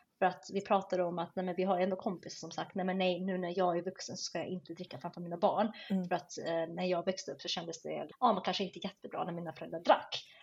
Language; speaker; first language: Swedish; early bilingual, other home language; Chinese